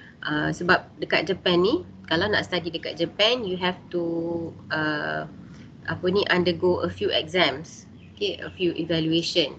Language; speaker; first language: English; non-native, local second language; Malay